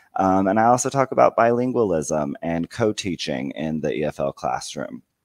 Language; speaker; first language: English; native; English